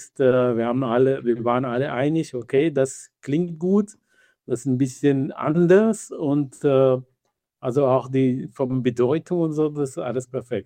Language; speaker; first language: German; non-native, fluent; Hebrew